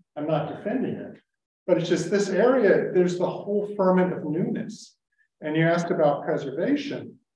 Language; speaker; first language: English; native; English